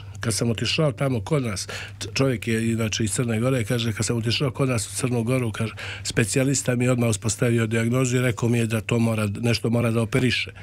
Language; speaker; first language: Serbian; native; Serbian